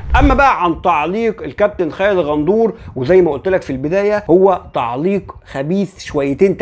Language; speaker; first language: Arabic; native; Arabic